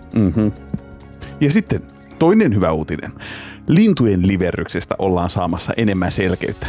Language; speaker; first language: Finnish; native; Finnish